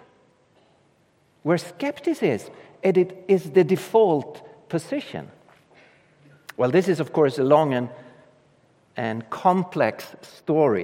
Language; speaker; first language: English; non-native, fluent; Swedish